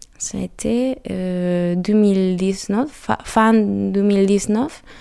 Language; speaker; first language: French; non-native, learner; Spanish